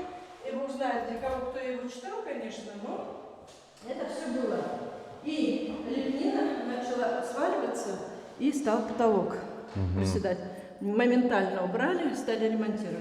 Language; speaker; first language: Russian; native; Russian